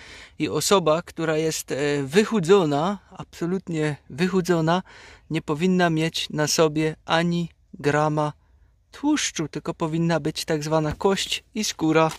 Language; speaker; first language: Polish; native; Polish